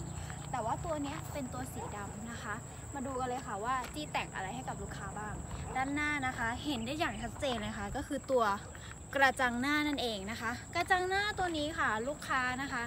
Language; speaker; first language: Thai; native; Thai